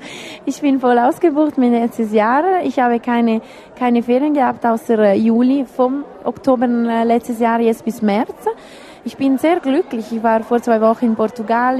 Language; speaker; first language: German; non-native, local second language; Italian